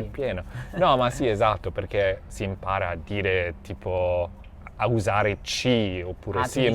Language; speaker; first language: Italian; non-native, fluent; English